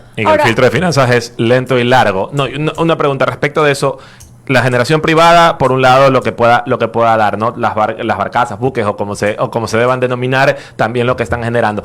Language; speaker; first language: Spanish; native; Spanish